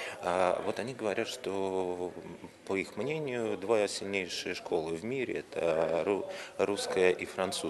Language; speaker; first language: Russian; native; Russian